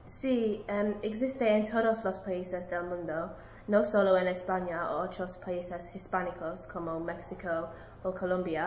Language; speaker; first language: Spanish; non-native, learner; English